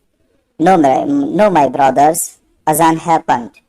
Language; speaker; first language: English; non-native, learner; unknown